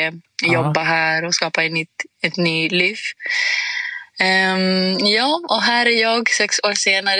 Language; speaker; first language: Swedish; non-native, fluent; Greek